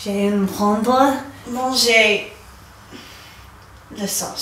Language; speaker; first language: French; non-native, learner; English